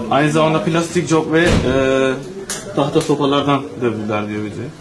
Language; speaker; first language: Turkish; non-native, learner; Urdu